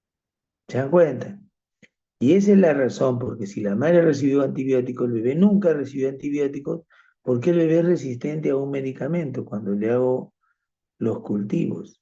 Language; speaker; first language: Spanish; native; Spanish